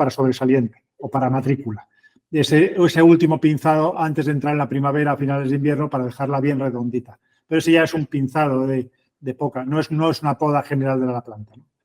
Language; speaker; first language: Spanish; native; Spanish